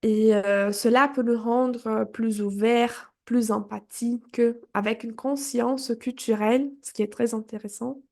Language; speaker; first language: French; non-native, fluent; Portuguese